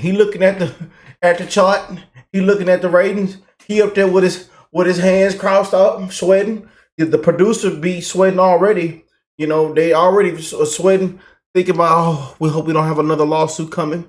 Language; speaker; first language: English; native; English